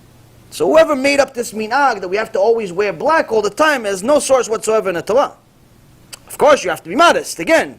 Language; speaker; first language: English; non-native, fluent; Hebrew